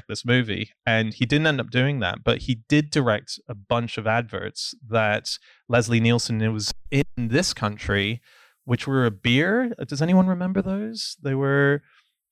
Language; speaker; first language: English; native; English